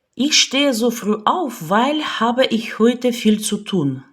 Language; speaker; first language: German; non-native, fluent; Ukrainian